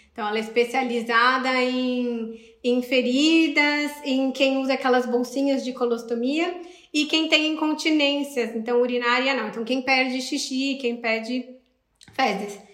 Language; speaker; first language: Portuguese; native; Portuguese